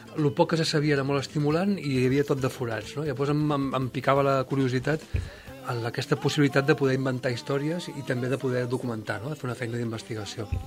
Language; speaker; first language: Catalan; native; Catalan